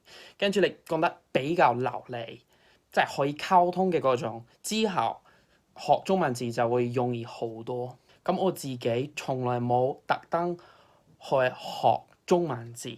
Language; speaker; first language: Cantonese; non-native, fluent; English